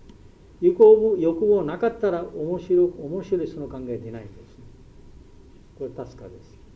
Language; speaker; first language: Japanese; non-native, learner; Bangla